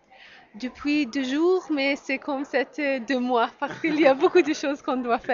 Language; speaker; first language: French; non-native, learner; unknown